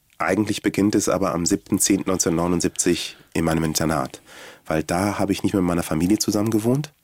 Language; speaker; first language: German; early bilingual, other home language; Swahili